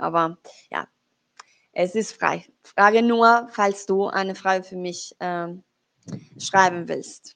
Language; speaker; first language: German; non-native, learner; Spanish